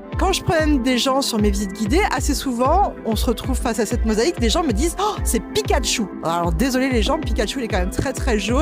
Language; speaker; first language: French; native; French